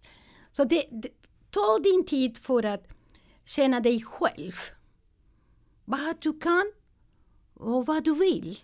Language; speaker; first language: Swedish; non-native, learner; Spanish